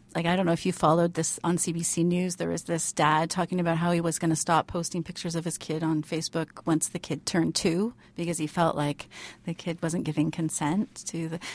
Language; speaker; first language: English; native; English